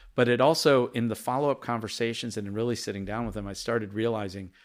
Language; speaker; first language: English; early bilingual, other home language; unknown